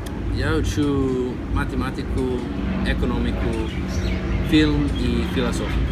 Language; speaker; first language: Russian; non-native, learner; English